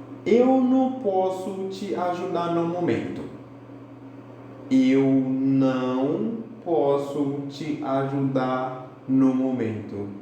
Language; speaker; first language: Portuguese; non-native, fluent; Haitian Creole